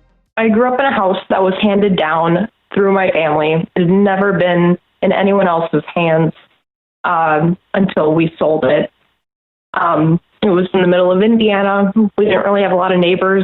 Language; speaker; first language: English; native; English